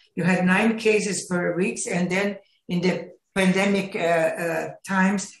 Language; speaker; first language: English; non-native, fluent; Portuguese